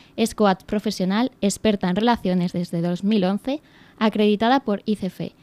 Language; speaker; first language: Spanish; native; Spanish